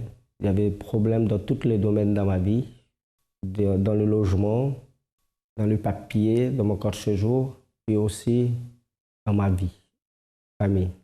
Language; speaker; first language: French; non-native, fluent; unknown